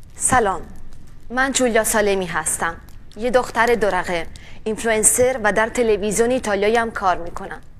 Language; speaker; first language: Persian; early bilingual, heritage; Italian